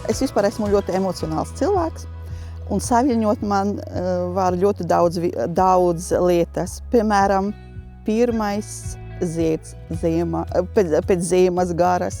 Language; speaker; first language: Latvian; non-native, local second language; Russian